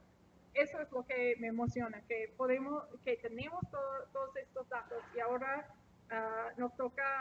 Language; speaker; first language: Spanish; non-native, fluent; English